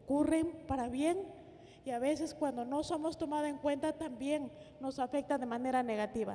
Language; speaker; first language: Spanish; native; Spanish